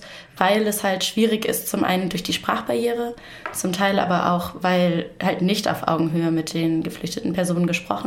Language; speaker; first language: German; native; German